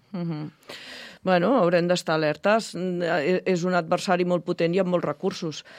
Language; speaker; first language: Catalan; native; Catalan